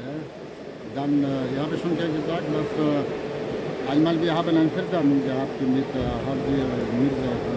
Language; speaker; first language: German; non-native, learner; Albanian